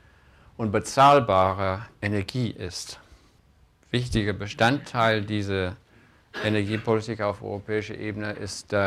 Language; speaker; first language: German; non-native, fluent; English